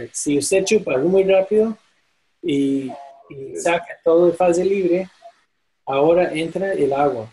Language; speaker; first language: Spanish; non-native, fluent; English